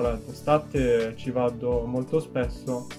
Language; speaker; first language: Italian; non-native, fluent; French